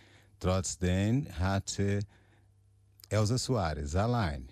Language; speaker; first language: German; non-native, learner; Portuguese